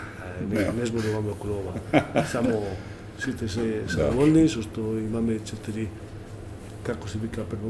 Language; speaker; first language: Macedonian; non-native, learner; Spanish